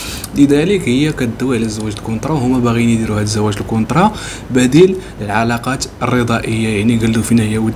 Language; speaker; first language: Arabic; native; Arabic